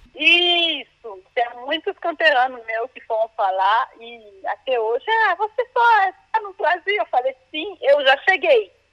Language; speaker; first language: Portuguese; non-native, fluent; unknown